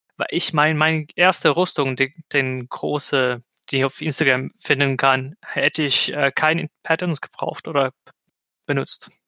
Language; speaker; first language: German; non-native, fluent; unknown